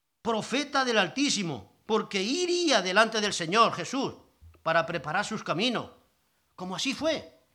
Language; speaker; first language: Spanish; native; Spanish